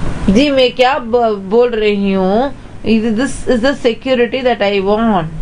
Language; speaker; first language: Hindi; non-native, local second language; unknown